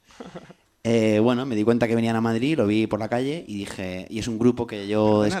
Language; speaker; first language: Spanish; native; Spanish